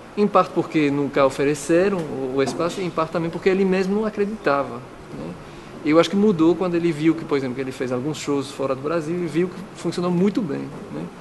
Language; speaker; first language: Portuguese; non-native, fluent; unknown